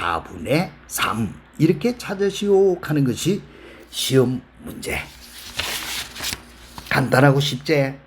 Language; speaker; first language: Korean; native; Korean